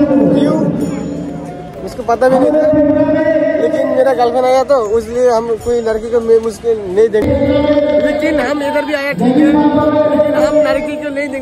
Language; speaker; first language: Hindi; non-native, local second language; Bangla